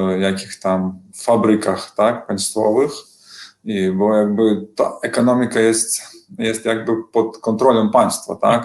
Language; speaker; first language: Polish; non-native, learner; Belarusian